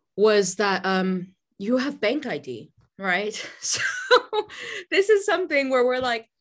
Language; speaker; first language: English; native; English